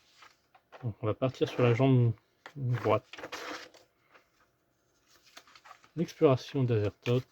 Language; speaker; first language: French; native; French